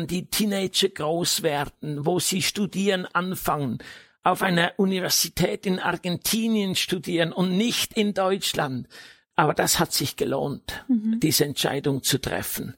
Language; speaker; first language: German; native; German